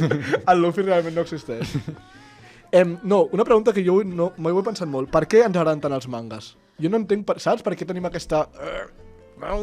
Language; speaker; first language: Catalan; native; Catalan